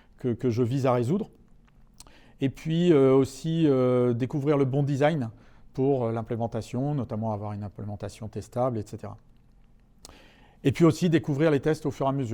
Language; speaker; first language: French; native; French